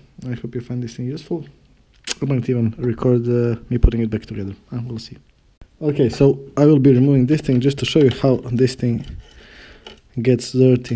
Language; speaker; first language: English; non-native, fluent; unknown